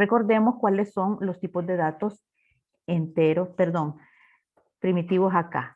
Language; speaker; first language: Spanish; native; Spanish